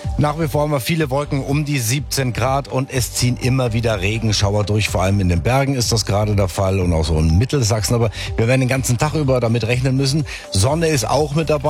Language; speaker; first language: German; native; German